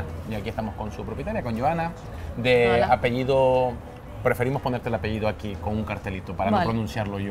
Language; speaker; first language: Spanish; native; Spanish